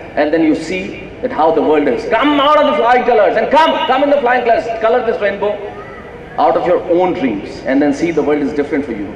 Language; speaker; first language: English; non-native, local second language; Hindi